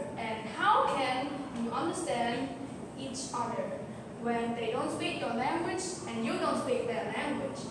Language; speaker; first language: English; non-native, learner; Vietnamese